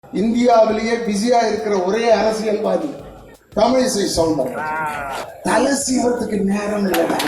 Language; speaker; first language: Tamil; native; Tamil